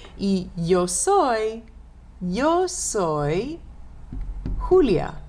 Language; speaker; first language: Spanish; non-native, fluent; French